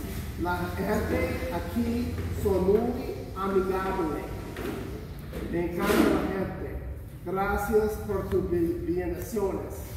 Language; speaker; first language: Spanish; non-native, learner; English